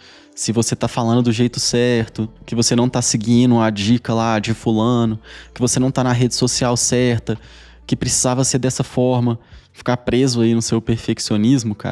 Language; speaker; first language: Portuguese; native; Portuguese